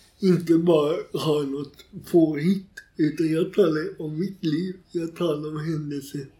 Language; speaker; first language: Swedish; native; Swedish